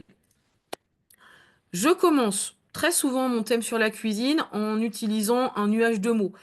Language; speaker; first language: French; native; French